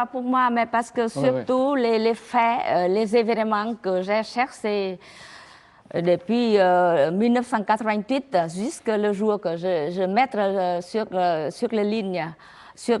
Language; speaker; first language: French; non-native, learner; Vietnamese